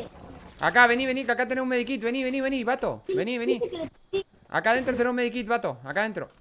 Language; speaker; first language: Spanish; native; Spanish